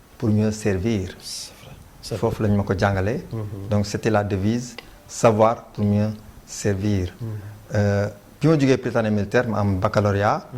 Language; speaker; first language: Wolof; native; Wolof